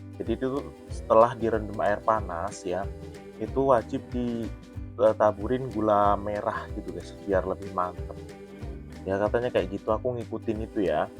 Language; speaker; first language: Indonesian; non-native, local second language; Javanese